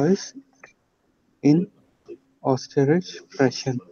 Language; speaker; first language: German; non-native, learner; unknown